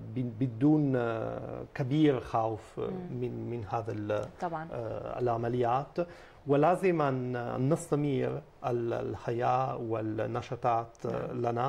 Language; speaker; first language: Arabic; non-native, fluent; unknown